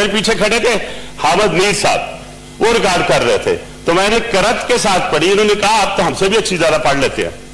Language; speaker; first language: Urdu; non-native, local second language; Punjabi